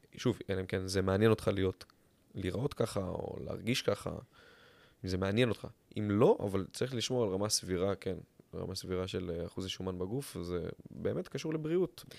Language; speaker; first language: Hebrew; native; Hebrew